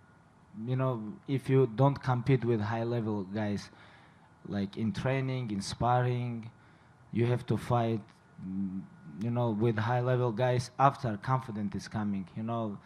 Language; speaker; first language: English; non-native, learner; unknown